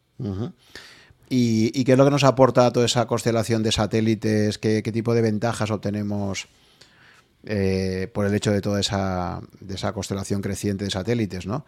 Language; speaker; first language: Spanish; native; Spanish